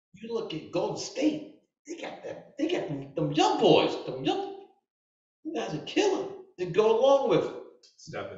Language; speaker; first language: English; native; English